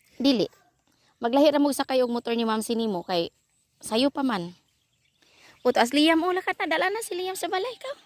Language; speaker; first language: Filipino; non-native, local second language; Cebuano